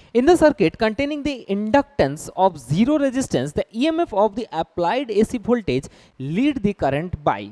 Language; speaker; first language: English; non-native, local second language; Bangla